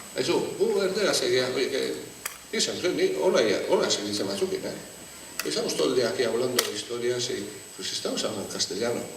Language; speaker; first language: Spanish; non-native, local second language; Basque